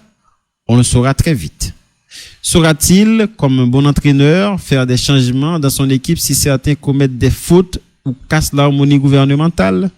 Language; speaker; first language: French; non-native, local second language; Haitian Creole